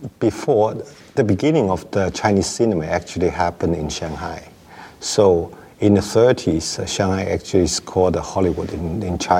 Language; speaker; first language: English; non-native, local second language; Wu Chinese